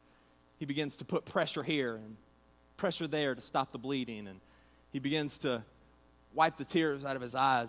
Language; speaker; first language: English; native; English